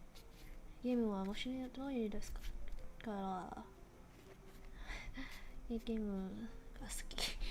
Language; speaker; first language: Japanese; non-native, learner; English